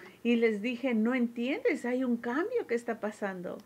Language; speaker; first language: Spanish; early bilingual, heritage; Spanish